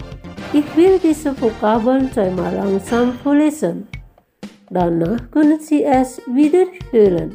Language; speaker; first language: German; non-native, fluent; Indonesian